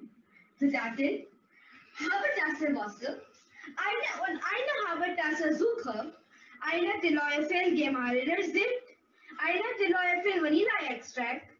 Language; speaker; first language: German; non-native, learner; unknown